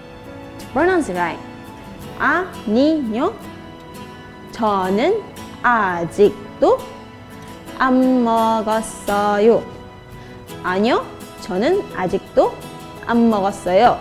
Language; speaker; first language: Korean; non-native, learner; Malay